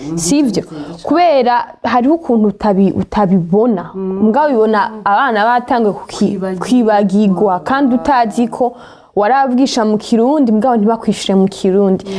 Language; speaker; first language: Rundi; early bilingual, heritage; Rundi